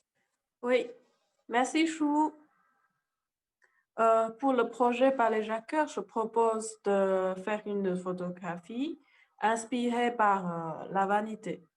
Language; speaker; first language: French; non-native, learner; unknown